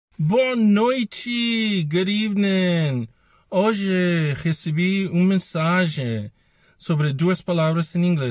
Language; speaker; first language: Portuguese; non-native, learner; English